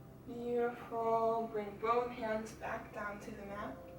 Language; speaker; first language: English; native; English